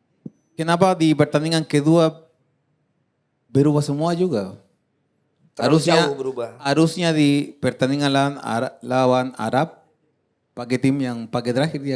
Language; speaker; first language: Indonesian; non-native, fluent; Dutch